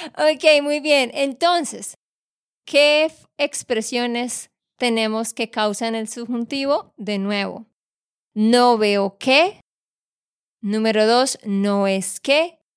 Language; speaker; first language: Spanish; native; Spanish